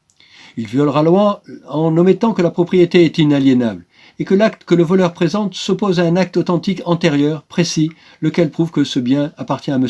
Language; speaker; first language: French; native; French